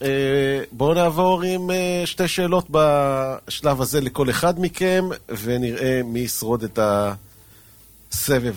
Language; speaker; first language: Hebrew; native; Hebrew